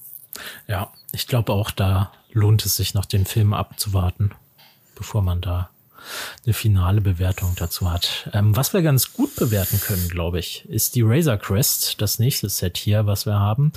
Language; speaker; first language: German; native; German